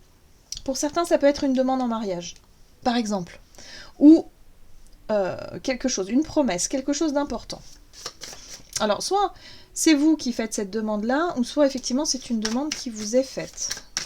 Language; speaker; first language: French; native; French